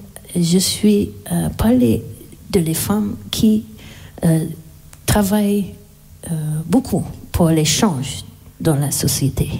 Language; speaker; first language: French; non-native, learner; English